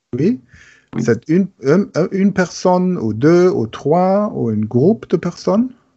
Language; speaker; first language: French; non-native, learner; German